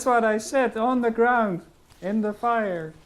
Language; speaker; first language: English; non-native, fluent; Dutch